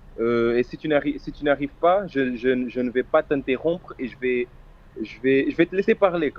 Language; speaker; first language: French; non-native, fluent; Portuguese